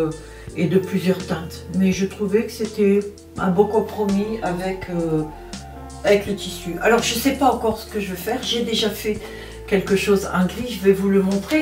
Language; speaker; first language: French; native; French